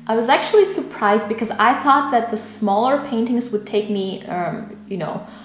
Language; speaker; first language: English; non-native, fluent; Russian